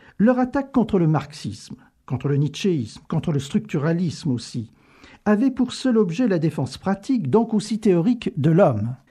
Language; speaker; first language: French; native; French